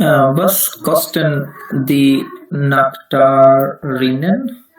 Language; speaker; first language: German; non-native, learner; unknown